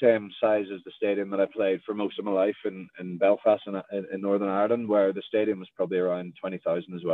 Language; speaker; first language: English; native; English